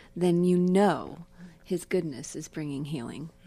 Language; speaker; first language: English; native; English